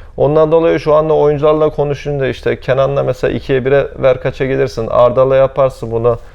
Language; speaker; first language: Turkish; early bilingual, heritage; Turkish